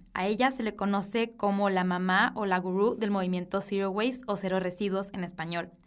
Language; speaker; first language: Spanish; native; Spanish